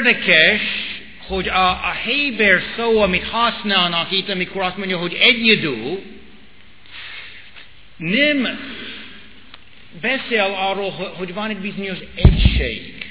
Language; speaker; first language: Hungarian; non-native, fluent; English